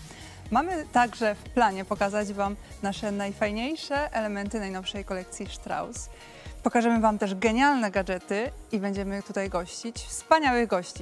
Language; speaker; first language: Polish; native; Polish